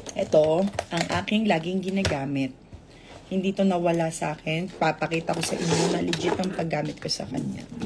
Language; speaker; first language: Filipino; native; Filipino